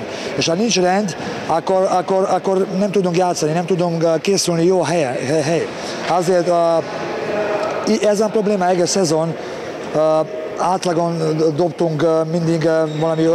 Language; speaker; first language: Hungarian; non-native, learner; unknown